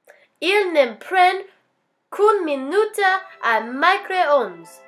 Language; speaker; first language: French; non-native, learner; English